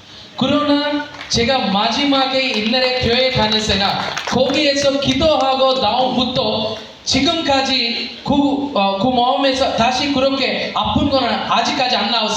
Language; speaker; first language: Korean; non-native, learner; Telugu